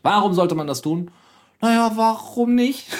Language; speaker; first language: German; native; German